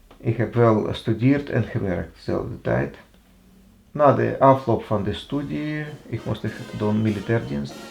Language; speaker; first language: Dutch; non-native, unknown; Russian